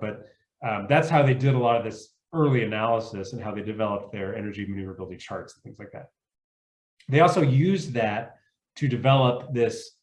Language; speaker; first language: English; native; English